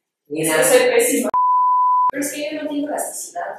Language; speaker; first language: Spanish; early bilingual, other home language; Portuguese